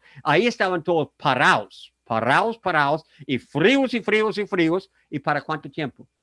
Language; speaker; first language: Spanish; non-native, fluent; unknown